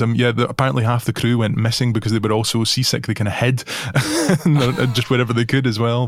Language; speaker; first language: English; native; English